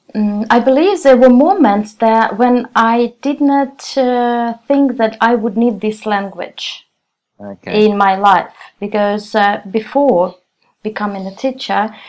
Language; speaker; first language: English; non-native, fluent; Russian